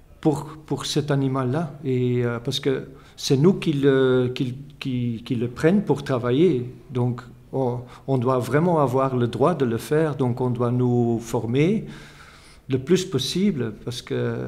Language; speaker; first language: French; non-native, fluent; Dutch